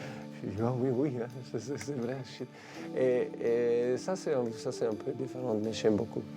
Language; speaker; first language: French; non-native, fluent; German